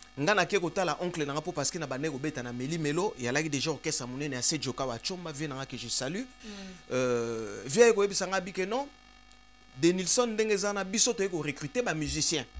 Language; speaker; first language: Lingala; native; Lingala